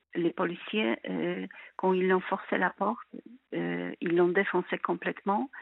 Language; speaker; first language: French; non-native, fluent; Polish